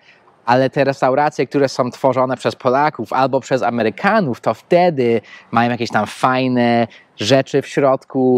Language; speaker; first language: Polish; non-native, fluent; English